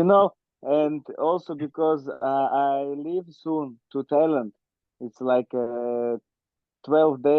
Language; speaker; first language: English; non-native, learner; Russian